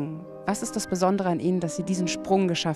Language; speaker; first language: German; native; German